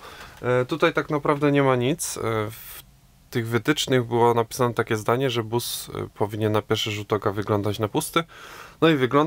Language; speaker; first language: Polish; native; Polish